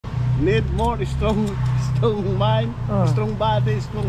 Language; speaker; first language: English; non-native, learner; Filipino